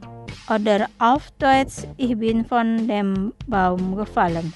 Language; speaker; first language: German; non-native, fluent; Indonesian